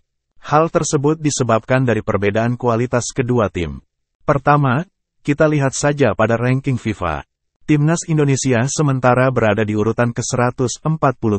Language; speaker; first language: Indonesian; native; Indonesian